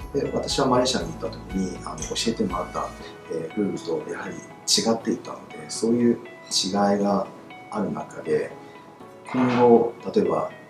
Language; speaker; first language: Japanese; non-native, fluent; Chinese